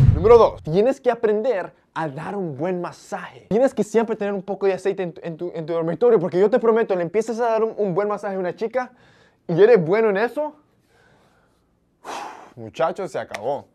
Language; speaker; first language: Spanish; early bilingual, heritage; Spanish